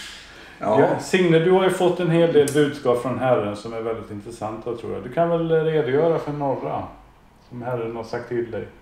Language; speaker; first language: Swedish; native; Swedish